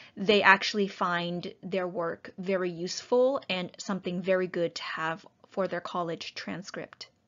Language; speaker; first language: English; native; English